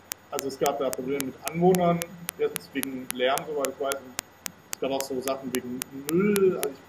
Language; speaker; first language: German; native; German